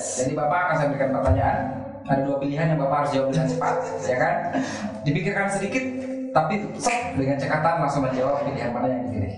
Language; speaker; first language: Indonesian; native; Indonesian